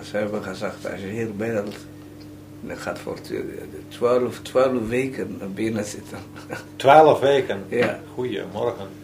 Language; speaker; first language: Dutch; non-native, learner; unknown